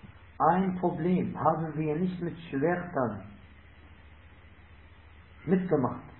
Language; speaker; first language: German; non-native, fluent; Arabic